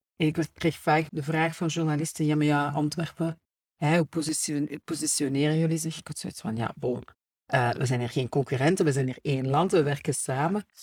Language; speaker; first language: Dutch; native; Dutch